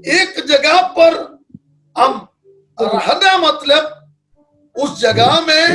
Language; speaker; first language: Hindi; non-native, local second language; Malayalam